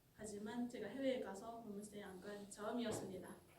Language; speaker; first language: Korean; non-native, fluent; Japanese